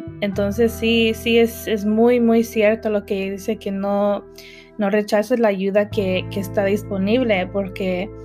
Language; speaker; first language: Spanish; early bilingual, heritage; Spanish